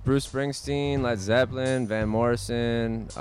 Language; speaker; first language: English; native; English